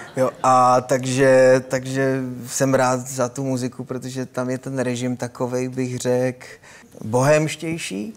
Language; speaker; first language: Czech; native; Czech